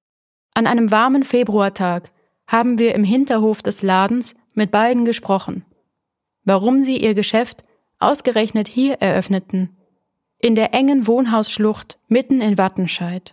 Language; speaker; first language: German; native; German